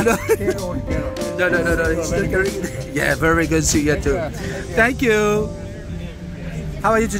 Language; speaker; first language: English; non-native, fluent; French